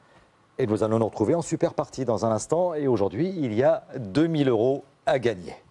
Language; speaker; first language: French; native; French